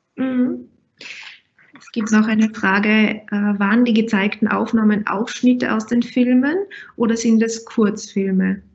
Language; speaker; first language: German; native; German